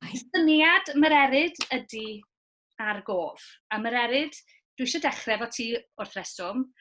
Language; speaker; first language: Welsh; native; Welsh